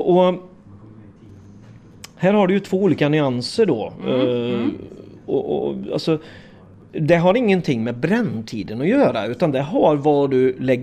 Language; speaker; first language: Swedish; native; Swedish